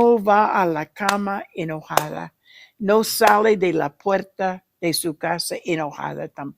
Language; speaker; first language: Spanish; non-native, fluent; English